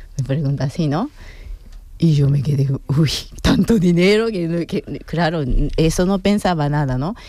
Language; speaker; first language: Spanish; non-native, fluent; Japanese